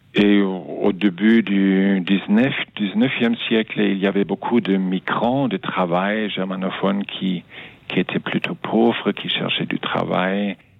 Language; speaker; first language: French; non-native, fluent; German